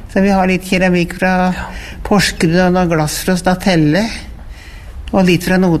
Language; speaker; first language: Norwegian; native; Norwegian